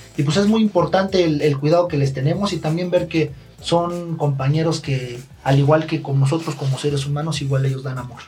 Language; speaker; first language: Spanish; native; Spanish